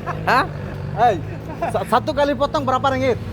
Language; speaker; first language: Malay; non-native, learner; Bangla